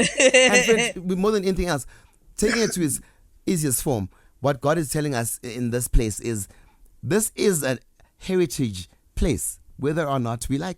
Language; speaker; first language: English; non-native, local second language; Zulu